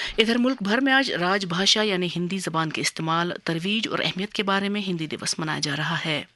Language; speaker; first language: Urdu; non-native, local second language; Kashmiri